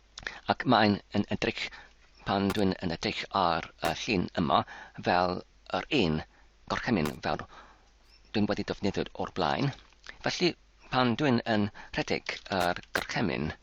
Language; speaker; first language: Welsh; non-native, learner; English